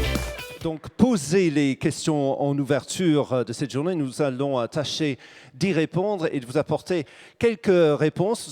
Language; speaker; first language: French; native; French